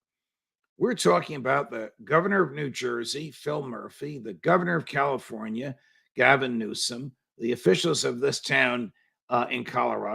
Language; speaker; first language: English; native; English